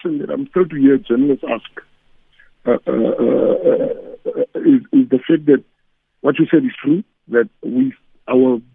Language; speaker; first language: English; non-native, local second language; Afrikaans